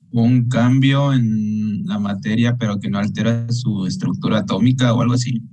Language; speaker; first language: Spanish; native; Spanish